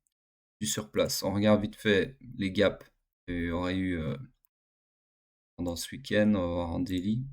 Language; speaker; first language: French; native; French